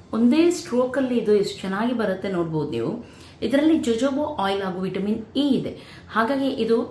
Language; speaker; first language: Kannada; native; Kannada